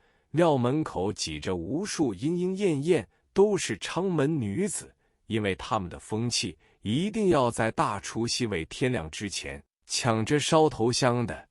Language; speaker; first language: Chinese; native; Chinese